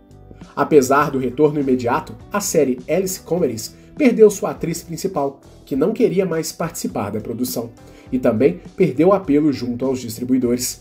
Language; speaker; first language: Portuguese; native; Portuguese